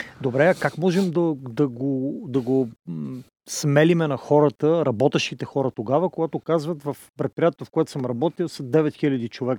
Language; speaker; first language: Bulgarian; native; Bulgarian